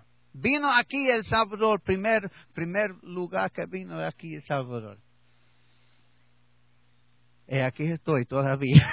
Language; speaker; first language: Spanish; non-native, learner; English